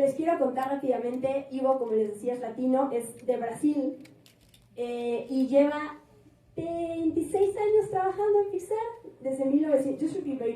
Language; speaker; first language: Spanish; native; Spanish